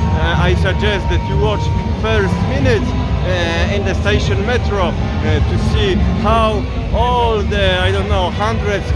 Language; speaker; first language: English; non-native, fluent; Polish